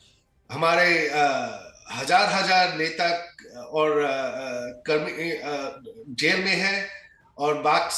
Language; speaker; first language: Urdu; non-native, fluent; Bangla